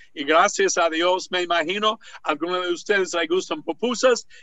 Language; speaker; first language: Spanish; non-native, fluent; English